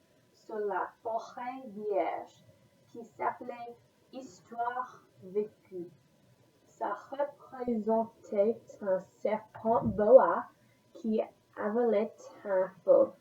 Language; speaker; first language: French; non-native, learner; English